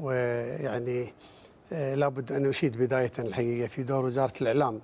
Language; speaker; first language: Arabic; native; Arabic